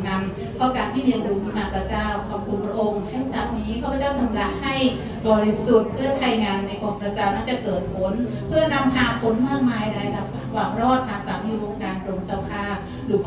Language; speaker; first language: Thai; native; Thai